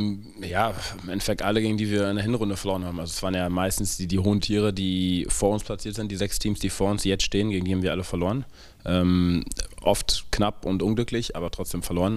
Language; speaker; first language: German; native; German